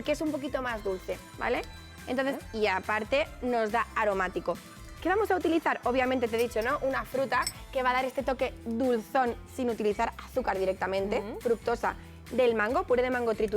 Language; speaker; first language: Spanish; native; Spanish